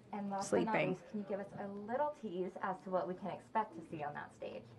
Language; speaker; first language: English; native; English